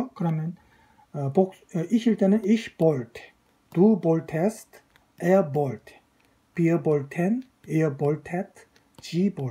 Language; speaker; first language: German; non-native, fluent; Korean